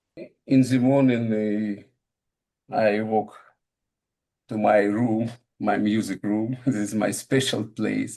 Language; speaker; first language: English; non-native, learner; Russian